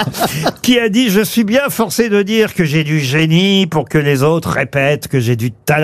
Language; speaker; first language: French; native; French